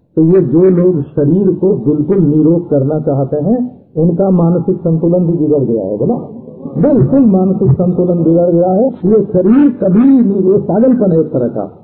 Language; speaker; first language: Hindi; native; Hindi